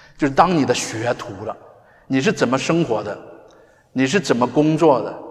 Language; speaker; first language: Chinese; native; Chinese